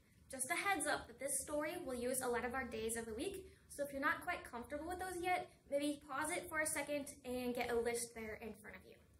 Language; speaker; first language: English; native; English